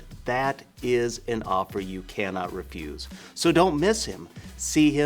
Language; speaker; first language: English; native; English